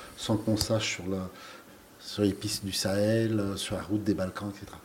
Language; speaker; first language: French; native; French